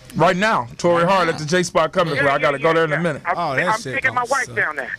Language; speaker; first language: English; native; English